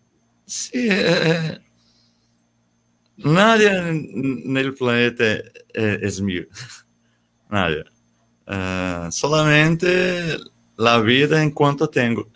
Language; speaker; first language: Spanish; non-native, learner; Portuguese